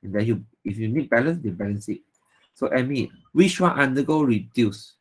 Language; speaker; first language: English; non-native, local second language; Chinese